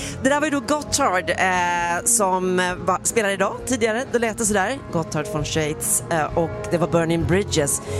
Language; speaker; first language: Swedish; native; Swedish